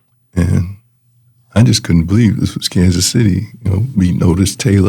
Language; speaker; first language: English; native; English